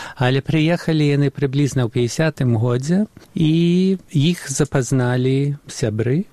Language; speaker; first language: Belarusian; early bilingual, heritage; Belarusian